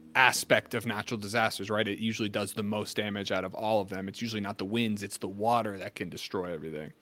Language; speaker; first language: English; native; English